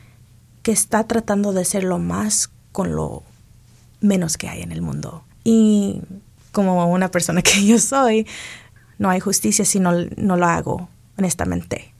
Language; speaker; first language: Spanish; early bilingual, other home language; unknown